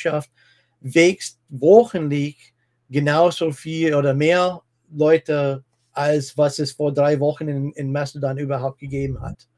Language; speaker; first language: German; non-native, fluent; English